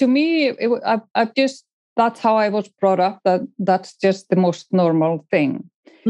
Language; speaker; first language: English; non-native, fluent; Icelandic